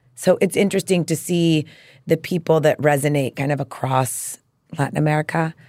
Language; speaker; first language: English; native; English